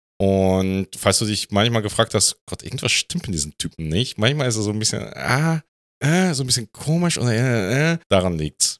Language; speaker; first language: German; non-native, fluent; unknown